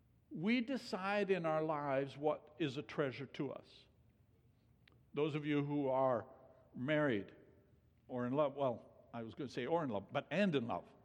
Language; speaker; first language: English; native; English